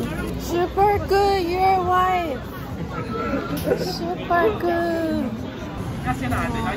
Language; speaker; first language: English; non-native, learner; Chinese